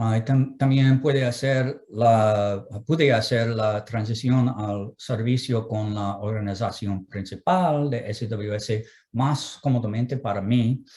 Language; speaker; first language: Spanish; non-native, fluent; English